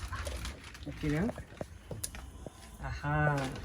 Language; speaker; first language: English; native; English